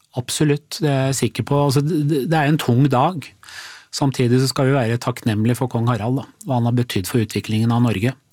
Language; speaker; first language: Norwegian; early bilingual, other home language; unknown